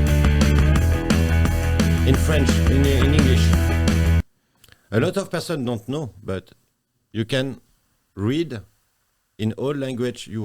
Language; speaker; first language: English; non-native, learner; French